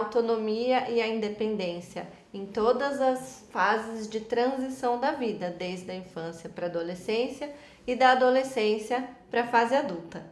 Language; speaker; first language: Portuguese; native; Portuguese